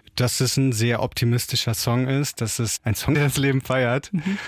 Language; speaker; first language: German; native; German